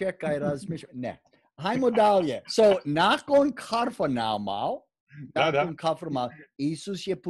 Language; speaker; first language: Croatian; non-native, fluent; English